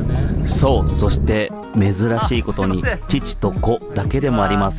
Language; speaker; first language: Japanese; native; Japanese